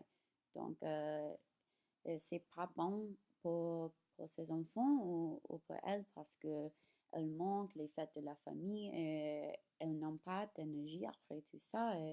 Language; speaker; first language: French; non-native, learner; English